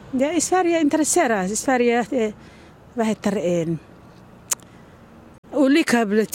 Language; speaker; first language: Swedish; non-native, learner; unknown